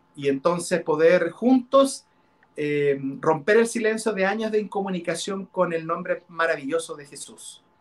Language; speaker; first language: Spanish; non-native, local second language; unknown